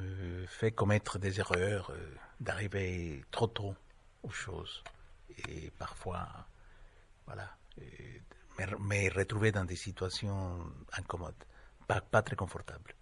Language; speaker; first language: French; non-native, fluent; Spanish